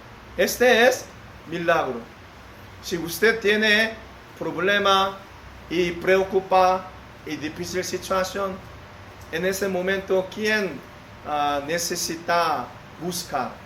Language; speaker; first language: Spanish; non-native, learner; Korean